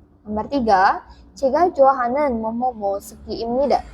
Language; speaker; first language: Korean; non-native, learner; Indonesian